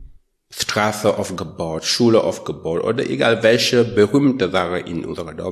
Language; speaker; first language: German; non-native, learner; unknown